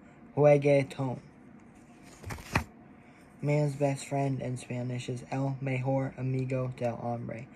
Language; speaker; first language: Spanish; non-native, learner; English